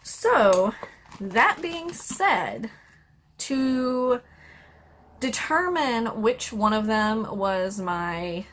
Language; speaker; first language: English; native; English